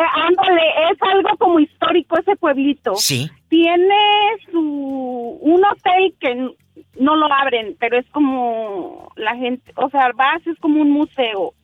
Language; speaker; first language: Spanish; native; Spanish